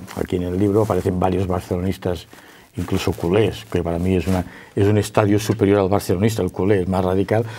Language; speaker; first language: Spanish; native; Spanish